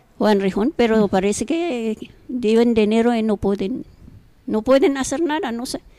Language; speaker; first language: Spanish; non-native, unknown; Filipino